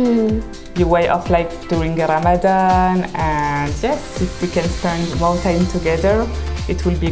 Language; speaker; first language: English; non-native, fluent; French